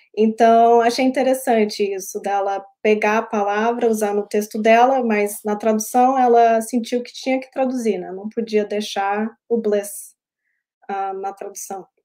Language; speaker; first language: Portuguese; early bilingual, heritage; Portuguese